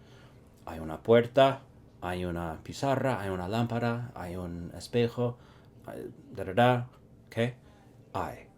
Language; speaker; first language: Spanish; non-native, fluent; English